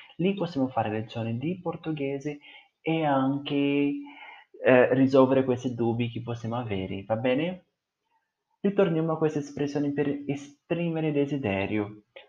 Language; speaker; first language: Italian; non-native, fluent; Portuguese